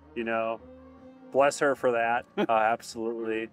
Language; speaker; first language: English; native; English